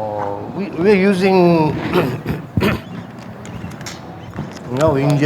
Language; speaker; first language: English; non-native, learner; Japanese